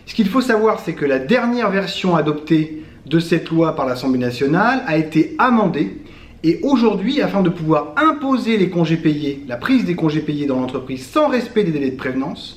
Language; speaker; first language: French; native; French